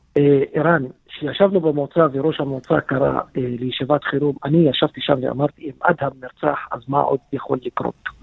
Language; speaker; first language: Hebrew; non-native, local second language; Arabic